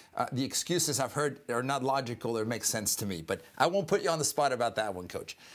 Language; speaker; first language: English; early bilingual, other home language; Spanish